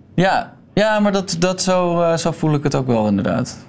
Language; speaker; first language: Dutch; native; Dutch